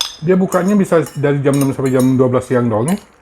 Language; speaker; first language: Indonesian; native; Indonesian